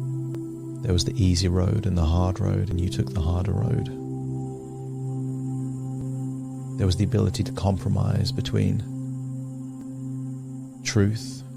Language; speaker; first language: English; native; English